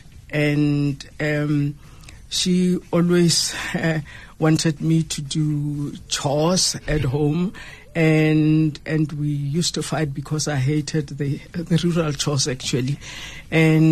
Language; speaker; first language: English; non-native, local second language; Northern Sotho